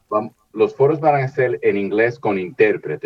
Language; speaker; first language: Spanish; early bilingual, heritage; Spanish